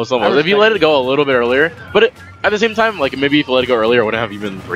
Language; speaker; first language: English; native; English